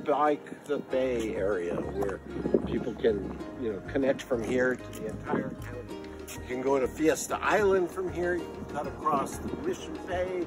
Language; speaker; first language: English; native; English